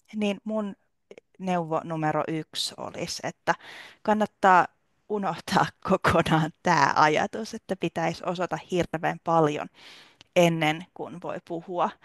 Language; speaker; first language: Finnish; native; Finnish